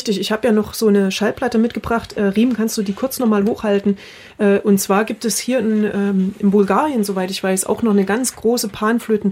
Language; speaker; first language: German; native; German